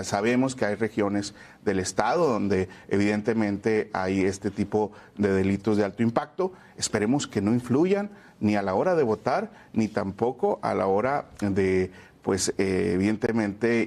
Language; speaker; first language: Spanish; native; Spanish